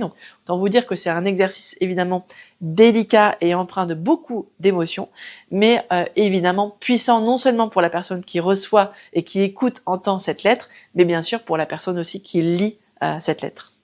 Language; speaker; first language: French; native; French